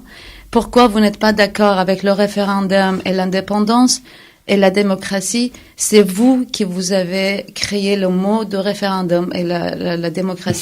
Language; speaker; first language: French; non-native, fluent; Kurdish